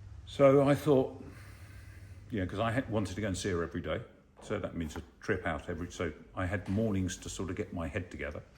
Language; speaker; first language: English; native; English